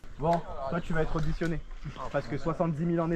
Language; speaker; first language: French; native; French